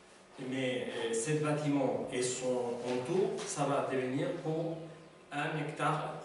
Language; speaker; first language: French; non-native, learner; Spanish